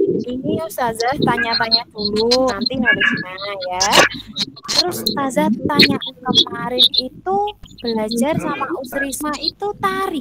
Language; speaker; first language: Indonesian; native; Indonesian